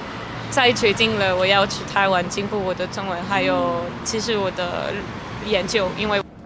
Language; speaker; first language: Chinese; non-native, fluent; French